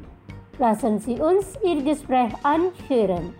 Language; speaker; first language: German; non-native, fluent; Indonesian